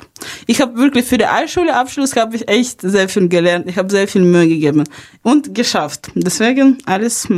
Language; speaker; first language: German; non-native, fluent; Ukrainian